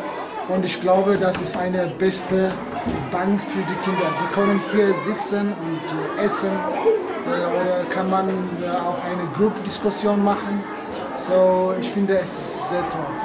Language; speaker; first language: German; non-native, learner; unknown